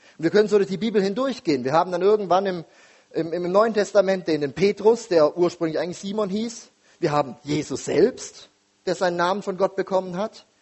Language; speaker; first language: German; native; German